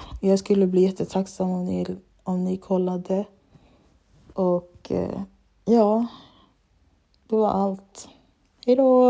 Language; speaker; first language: Swedish; early bilingual, other home language; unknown